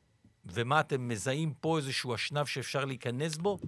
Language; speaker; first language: Hebrew; native; Hebrew